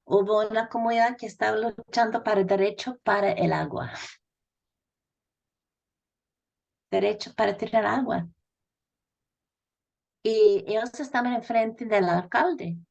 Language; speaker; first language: Spanish; non-native, fluent; English